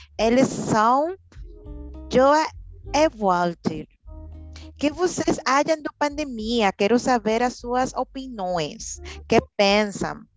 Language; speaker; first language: Portuguese; non-native, learner; Spanish